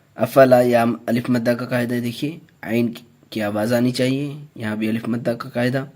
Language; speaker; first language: Urdu; native; Urdu